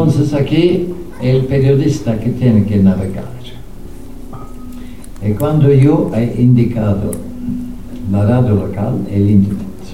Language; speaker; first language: Spanish; non-native, fluent; Norwegian